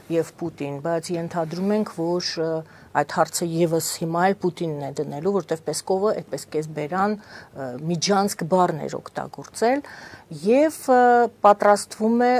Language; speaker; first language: Armenian; native; Armenian